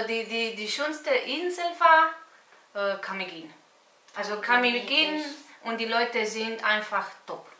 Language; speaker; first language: German; non-native, fluent; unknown